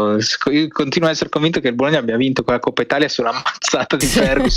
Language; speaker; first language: Italian; native; Italian